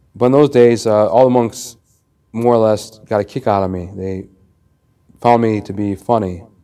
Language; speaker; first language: English; native; English